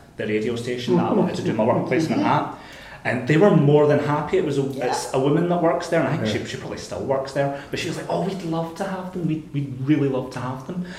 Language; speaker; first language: English; native; English